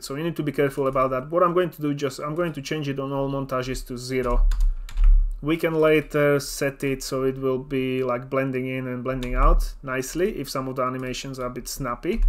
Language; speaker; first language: English; non-native, fluent; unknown